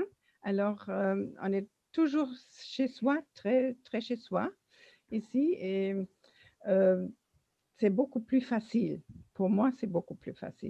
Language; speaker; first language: French; non-native, learner; German